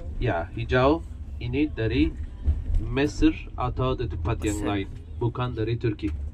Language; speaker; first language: Indonesian; non-native, fluent; Turkish